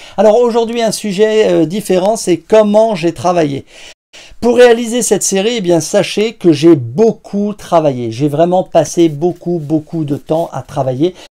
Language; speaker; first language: French; native; French